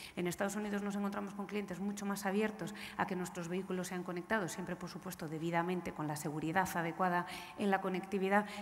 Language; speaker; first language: Spanish; native; Spanish